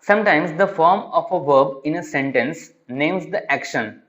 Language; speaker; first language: English; non-native, local second language; Marathi